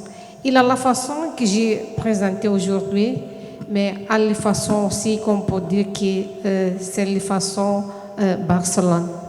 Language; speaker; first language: French; non-native, fluent; Portuguese